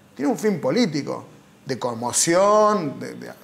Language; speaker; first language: Spanish; native; Spanish